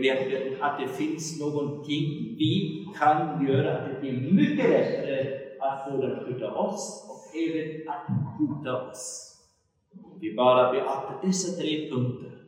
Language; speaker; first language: Swedish; non-native, fluent; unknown